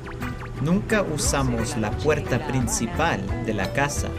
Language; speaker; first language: Spanish; non-native, learner; English